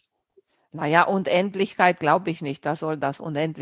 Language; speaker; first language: German; non-native, fluent; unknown